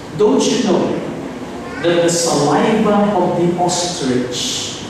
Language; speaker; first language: English; non-native, local second language; Filipino